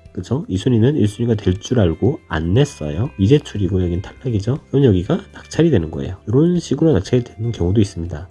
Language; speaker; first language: Korean; native; Korean